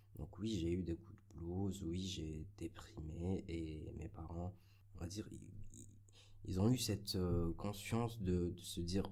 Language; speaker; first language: French; non-native, local second language; Arabic